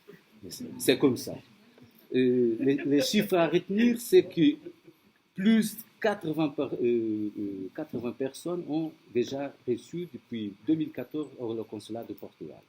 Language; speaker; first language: French; non-native, fluent; Portuguese